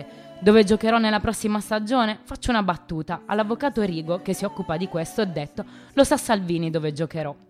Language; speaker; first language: Italian; native; Italian